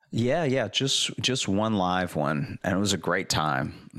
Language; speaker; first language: English; native; English